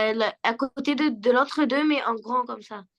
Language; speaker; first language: French; non-native, learner; Arabic